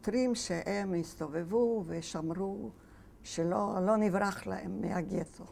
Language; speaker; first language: Hebrew; non-native, fluent; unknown